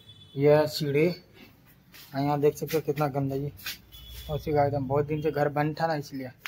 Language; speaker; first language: Hindi; non-native, local second language; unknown